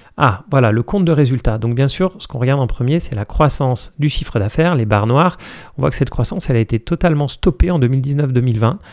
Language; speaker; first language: French; native; French